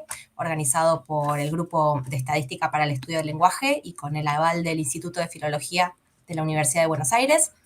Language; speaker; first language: Spanish; native; Spanish